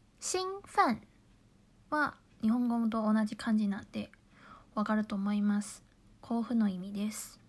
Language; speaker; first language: Japanese; non-native, fluent; Chinese